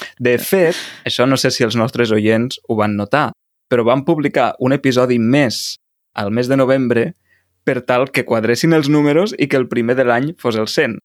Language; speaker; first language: Catalan; native; Catalan